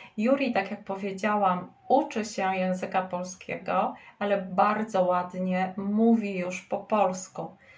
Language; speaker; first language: Polish; native; Polish